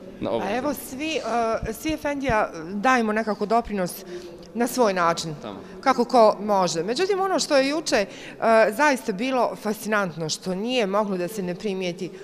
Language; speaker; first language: Croatian; native; Croatian